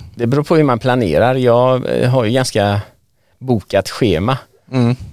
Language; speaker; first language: Swedish; early bilingual, other home language; Persian